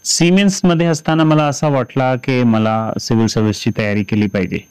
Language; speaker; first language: Marathi; non-native, fluent; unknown